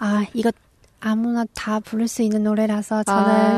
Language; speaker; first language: Korean; non-native, learner; Chinese